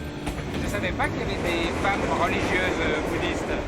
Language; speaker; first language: French; native; French